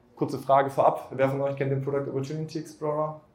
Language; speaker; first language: German; native; German